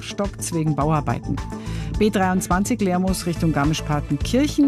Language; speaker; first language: German; native; German